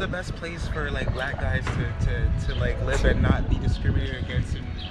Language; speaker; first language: English; native; English